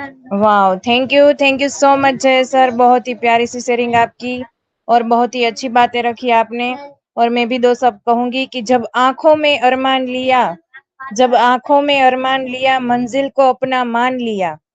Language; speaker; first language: Hindi; native; Hindi